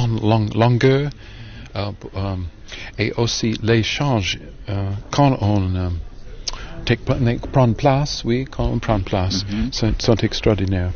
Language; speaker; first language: French; non-native, learner; English